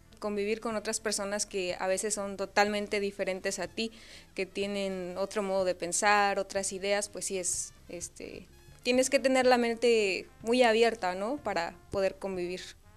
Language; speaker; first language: Spanish; native; Spanish